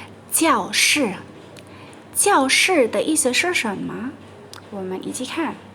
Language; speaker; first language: Chinese; non-native, fluent; Indonesian